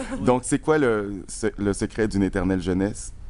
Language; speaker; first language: French; native; French